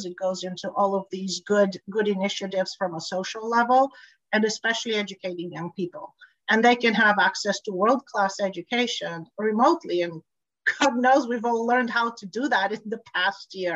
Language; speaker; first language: English; non-native, local second language; Bulgarian